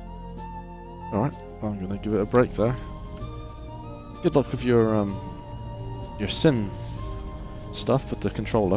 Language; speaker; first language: English; native; English